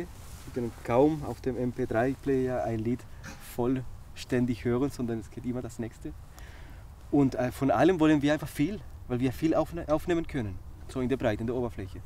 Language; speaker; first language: German; native; German